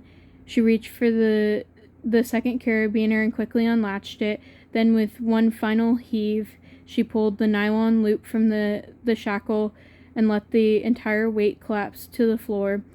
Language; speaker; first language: English; native; English